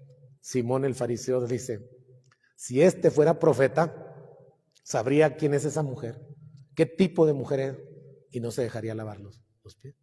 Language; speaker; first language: Spanish; native; Spanish